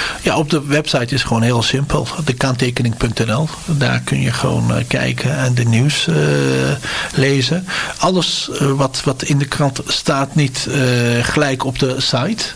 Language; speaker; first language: Dutch; non-native, fluent; Turkish